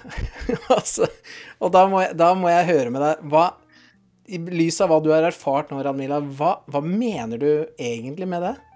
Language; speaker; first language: Norwegian; native; Norwegian